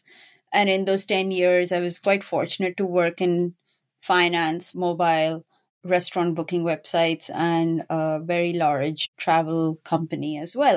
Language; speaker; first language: English; non-native, local second language; Urdu